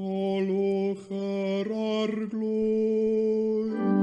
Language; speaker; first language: Welsh; native; Welsh